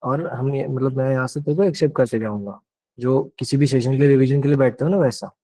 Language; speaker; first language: Hindi; non-native, local second language; Marathi